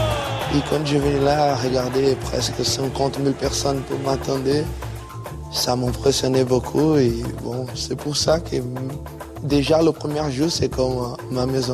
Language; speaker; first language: French; non-native, fluent; Portuguese